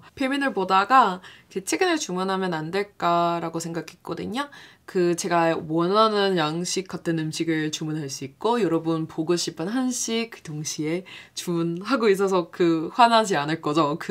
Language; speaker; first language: Korean; non-native, fluent; English